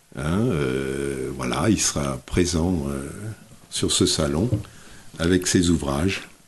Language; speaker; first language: French; native; French